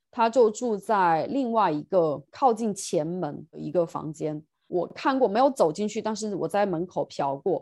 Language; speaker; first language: Chinese; native; Chinese